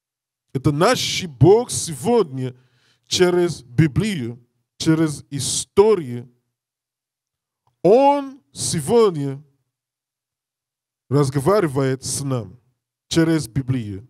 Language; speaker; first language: Russian; non-native, learner; English